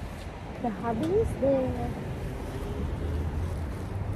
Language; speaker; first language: English; non-native, local second language; Filipino